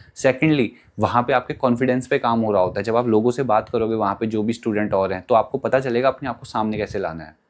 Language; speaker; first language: Hindi; native; Hindi